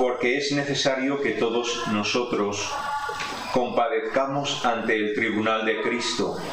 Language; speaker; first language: Spanish; native; Spanish